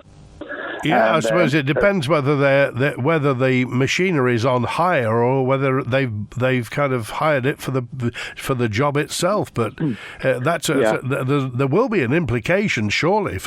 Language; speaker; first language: English; native; English